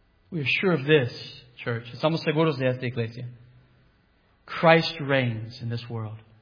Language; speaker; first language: English; native; English